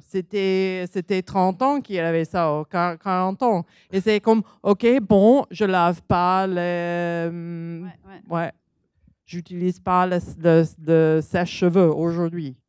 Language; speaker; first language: French; non-native, learner; English